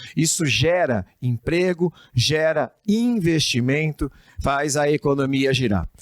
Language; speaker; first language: Portuguese; native; Portuguese